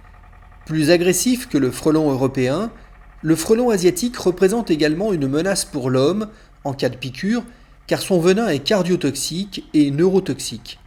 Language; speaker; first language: French; native; French